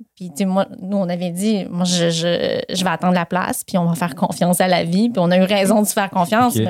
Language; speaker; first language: French; native; French